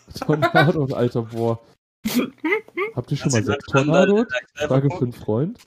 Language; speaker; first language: German; native; German